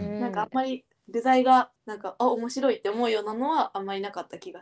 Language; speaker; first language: Japanese; native; Japanese